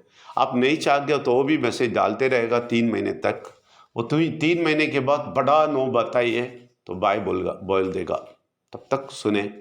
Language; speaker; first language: Hindi; non-native, local second language; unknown